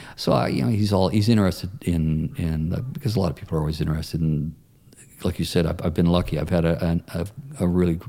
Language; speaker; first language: English; native; English